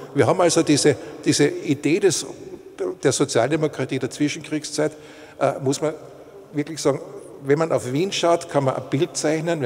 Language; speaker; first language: German; native; German